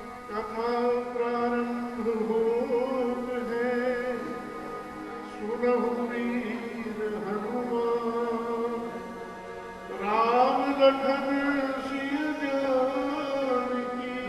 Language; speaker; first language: Hindi; native; Hindi